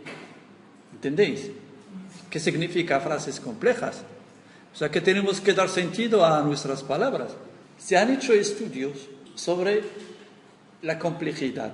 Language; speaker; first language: Spanish; non-native, fluent; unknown